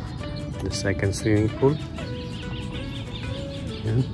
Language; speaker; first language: English; non-native, local second language; Filipino